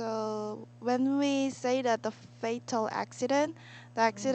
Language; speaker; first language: English; non-native, learner; Korean